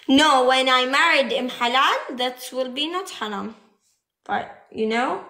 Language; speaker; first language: English; non-native, learner; Arabic